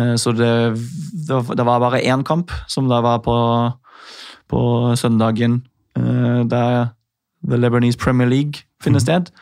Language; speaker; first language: Norwegian; non-native, fluent; English